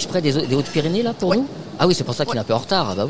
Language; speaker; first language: French; native; French